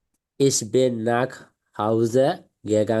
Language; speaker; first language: German; non-native, learner; Bangla